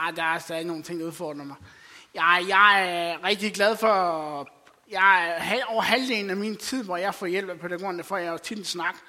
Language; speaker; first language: Danish; native; Danish